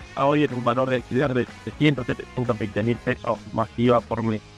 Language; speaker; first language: Spanish; native; Spanish